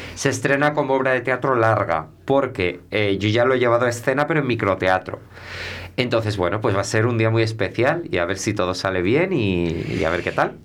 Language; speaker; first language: Spanish; native; Spanish